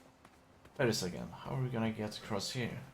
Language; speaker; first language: English; non-native, fluent; Chinese